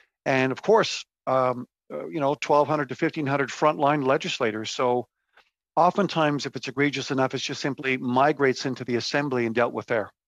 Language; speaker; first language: English; native; English